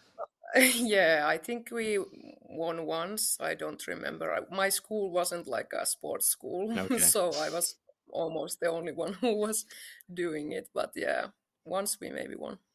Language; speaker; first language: English; non-native, fluent; Finnish